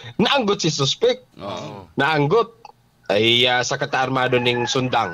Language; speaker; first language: Filipino; non-native, local second language; Bikol